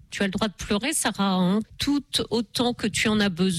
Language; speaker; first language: French; native; French